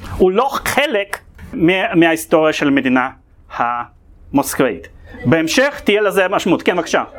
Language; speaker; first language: Hebrew; non-native, fluent; Russian